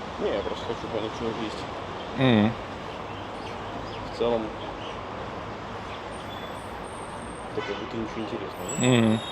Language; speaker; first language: Russian; native; Russian